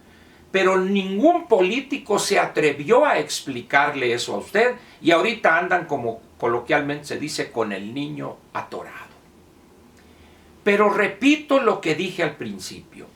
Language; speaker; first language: Spanish; native; Spanish